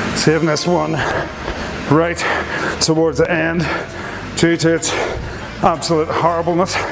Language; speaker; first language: English; native; English